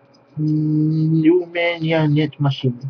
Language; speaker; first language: Russian; non-native, learner; English